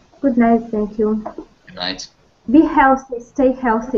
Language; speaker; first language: English; non-native, learner; Russian